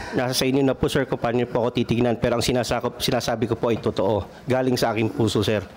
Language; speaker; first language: Filipino; non-native, local second language; Cebuano